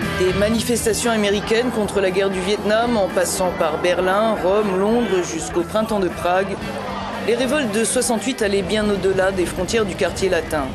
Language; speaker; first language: French; native; French